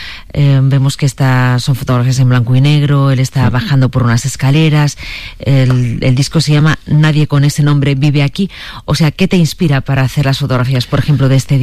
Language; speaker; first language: Spanish; native; Spanish